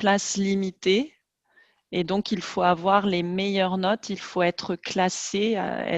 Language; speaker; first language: French; native; French